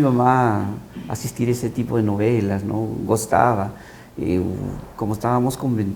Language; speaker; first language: Portuguese; non-native, learner; Spanish